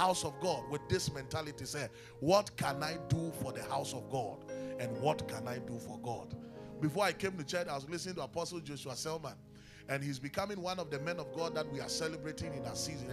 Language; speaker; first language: English; non-native, local second language; Akan